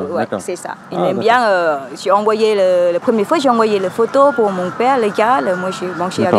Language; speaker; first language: French; non-native, learner; Thai